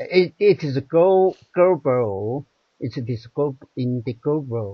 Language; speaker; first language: English; non-native, learner; Chinese